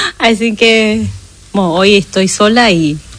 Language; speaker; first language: Spanish; non-native, learner; Japanese